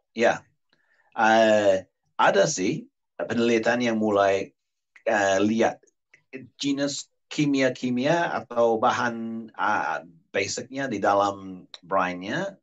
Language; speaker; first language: Indonesian; non-native, fluent; English